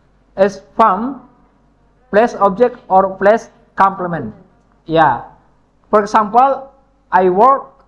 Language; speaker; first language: English; non-native, fluent; Indonesian